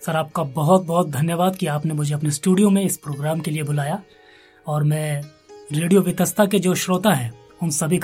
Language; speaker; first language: Hindi; native; Hindi